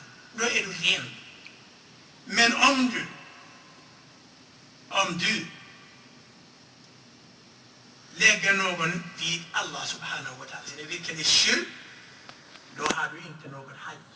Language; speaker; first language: Swedish; non-native, fluent; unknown